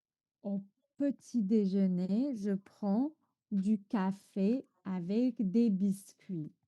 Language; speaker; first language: French; non-native, fluent; Chinese